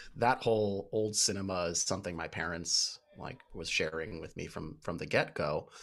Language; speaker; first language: English; native; English